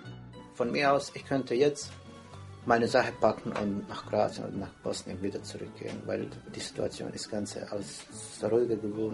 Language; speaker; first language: German; non-native, fluent; Croatian